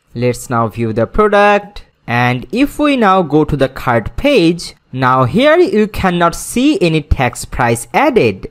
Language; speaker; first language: English; non-native, local second language; Bangla